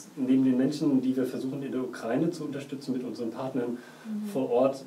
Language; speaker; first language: German; native; German